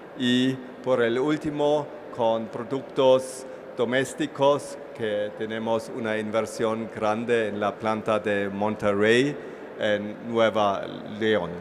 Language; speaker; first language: Spanish; non-native, fluent; German